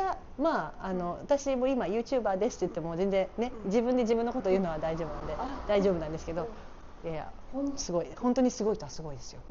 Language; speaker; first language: Japanese; native; Japanese